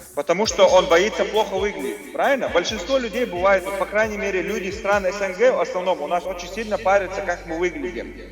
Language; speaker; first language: Russian; non-native, local second language; Chechen